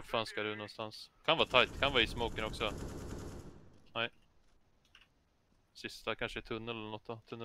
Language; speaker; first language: Swedish; native; Swedish